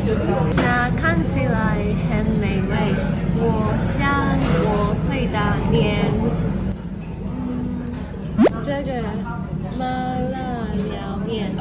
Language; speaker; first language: Chinese; non-native, learner; English